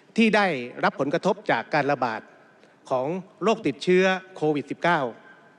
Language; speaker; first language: Thai; native; Thai